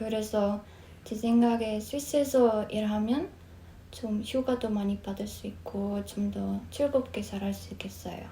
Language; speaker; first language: Korean; non-native, fluent; Swiss German